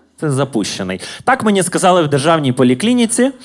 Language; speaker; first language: Ukrainian; native; Ukrainian